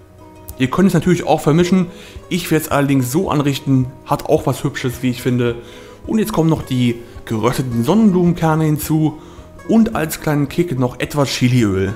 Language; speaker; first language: German; native; German